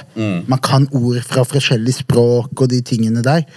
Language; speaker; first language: Norwegian; early bilingual, other home language; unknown